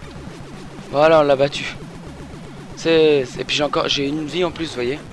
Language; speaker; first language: French; native; French